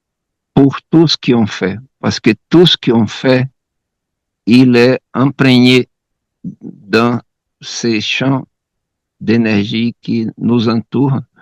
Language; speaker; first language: French; non-native, fluent; Portuguese